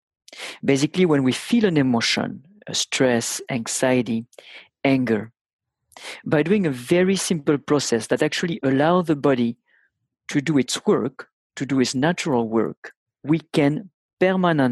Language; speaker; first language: English; non-native, fluent; French